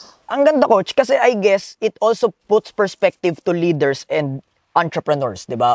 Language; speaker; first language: English; non-native, local second language; Filipino